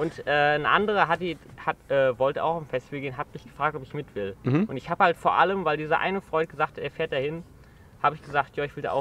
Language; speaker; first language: German; native; German